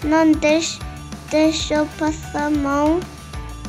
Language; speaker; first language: Portuguese; early bilingual, heritage; Portuguese